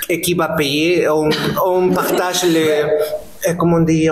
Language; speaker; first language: French; non-native, fluent; Spanish